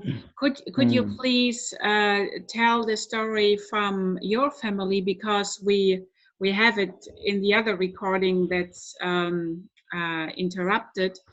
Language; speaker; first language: English; non-native, fluent; German